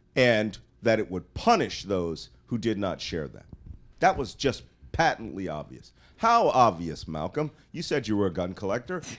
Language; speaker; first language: English; native; English